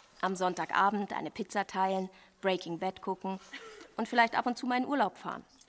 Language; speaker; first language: German; native; German